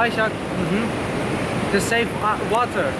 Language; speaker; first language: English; non-native, learner; German